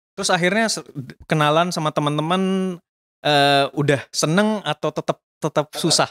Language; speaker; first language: Indonesian; native; Indonesian